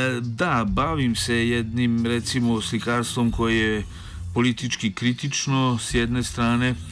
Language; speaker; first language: Serbian; non-native, local second language; Hungarian